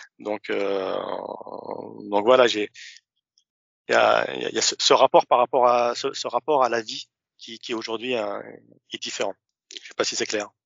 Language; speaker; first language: French; early bilingual, other home language; Arabic